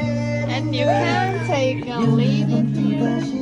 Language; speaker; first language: English; non-native, learner; Korean